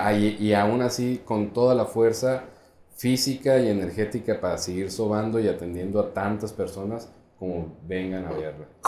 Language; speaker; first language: Spanish; native; Spanish